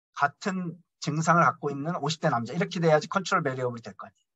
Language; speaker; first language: Korean; native; Korean